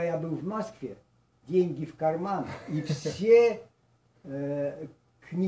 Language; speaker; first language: Russian; non-native, learner; Polish